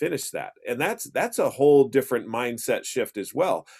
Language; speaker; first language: English; native; English